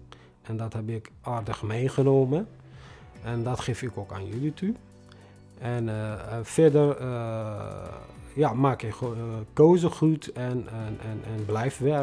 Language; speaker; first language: Dutch; non-native, fluent; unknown